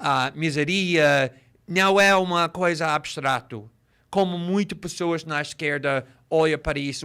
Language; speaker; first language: Portuguese; non-native, fluent; English